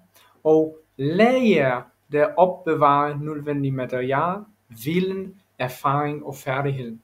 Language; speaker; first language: Danish; non-native, learner; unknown